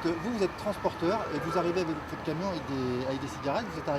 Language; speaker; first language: French; native; French